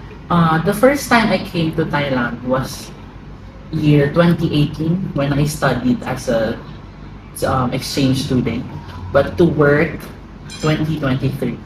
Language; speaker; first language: English; non-native, fluent; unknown